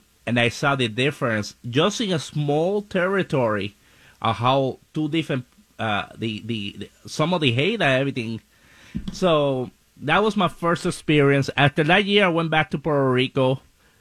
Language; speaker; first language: English; non-native, fluent; Spanish